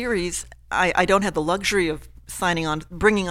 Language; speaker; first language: English; native; English